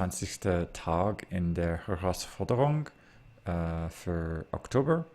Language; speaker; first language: German; non-native, learner; English